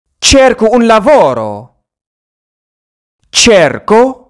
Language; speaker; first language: Italian; non-native, fluent; Arabic